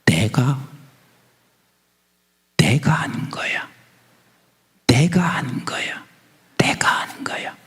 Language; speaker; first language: Korean; native; Korean